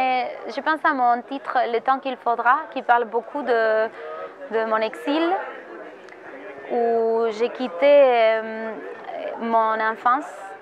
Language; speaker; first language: French; non-native, fluent; Spanish